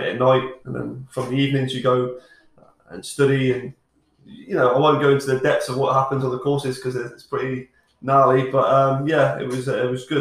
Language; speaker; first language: English; native; English